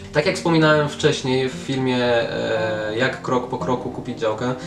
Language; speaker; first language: Polish; native; Polish